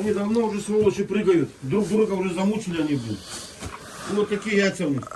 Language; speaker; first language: Russian; native; Russian